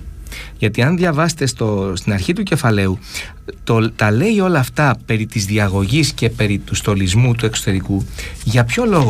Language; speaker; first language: Greek; native; Greek